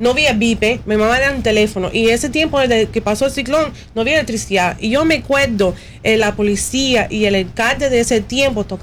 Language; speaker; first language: Spanish; early bilingual, heritage; Spanish